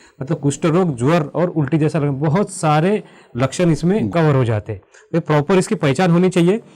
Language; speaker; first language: Hindi; non-native, local second language; Marathi